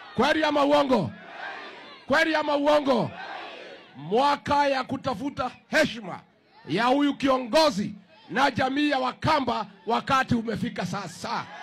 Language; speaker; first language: Swahili; non-native, local second language; Kikuyu